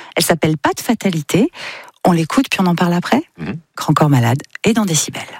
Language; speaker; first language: French; native; French